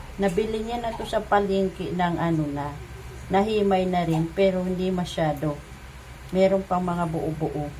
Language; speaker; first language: Filipino; native; Filipino